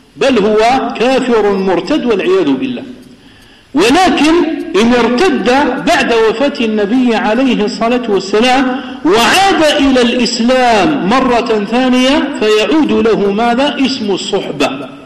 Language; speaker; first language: Arabic; non-native, local second language; Kabyle